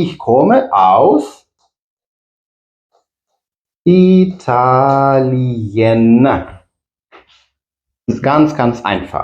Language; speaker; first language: German; non-native, fluent; Ukrainian